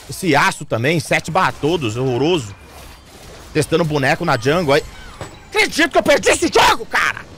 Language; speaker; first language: Portuguese; native; Portuguese